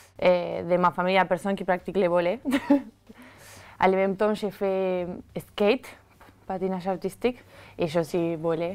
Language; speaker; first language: French; non-native, learner; Spanish